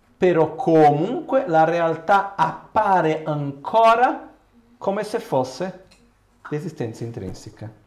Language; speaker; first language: Italian; non-native, fluent; Portuguese